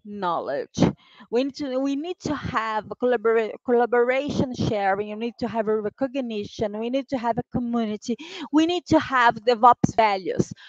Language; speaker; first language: English; non-native, fluent; Portuguese